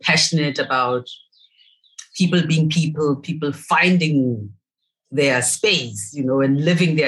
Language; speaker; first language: English; non-native, local second language; Zulu